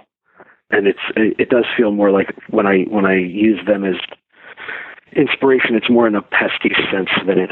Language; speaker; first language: English; native; English